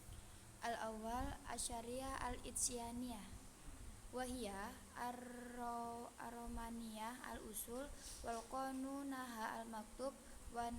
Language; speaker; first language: Arabic; non-native, learner; Indonesian